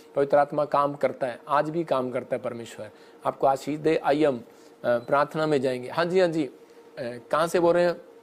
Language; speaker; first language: Hindi; non-native, local second language; Punjabi